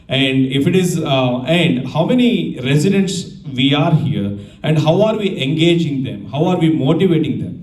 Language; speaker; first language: English; non-native, local second language; Telugu